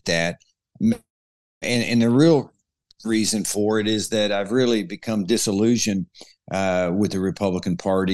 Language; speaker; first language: English; native; English